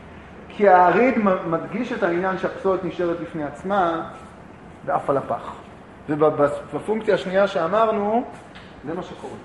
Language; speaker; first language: Hebrew; native; Hebrew